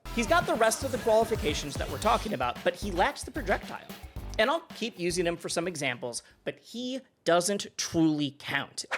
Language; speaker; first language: English; native; English